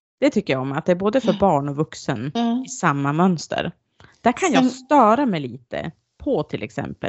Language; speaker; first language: Swedish; native; Swedish